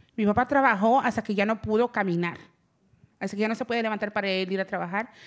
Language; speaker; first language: Spanish; early bilingual, heritage; Spanish